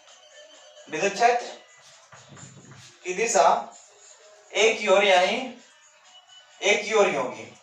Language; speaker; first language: Hindi; native; Hindi